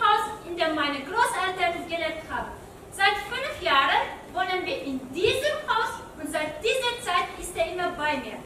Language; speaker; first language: German; non-native, learner; Uzbek